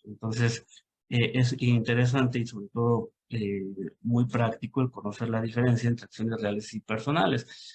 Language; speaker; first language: Spanish; native; Spanish